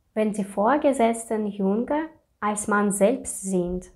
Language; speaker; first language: German; non-native, fluent; Russian